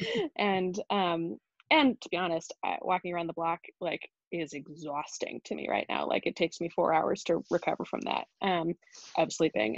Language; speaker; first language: English; native; English